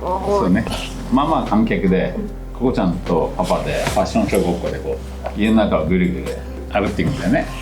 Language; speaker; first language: Japanese; native; Japanese